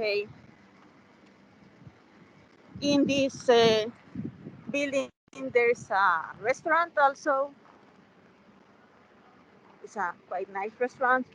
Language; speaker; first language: English; non-native, fluent; Spanish